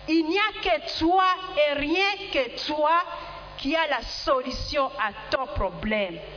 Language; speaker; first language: French; non-native, local second language; Swahili